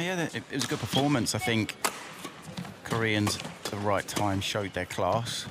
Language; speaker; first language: English; native; English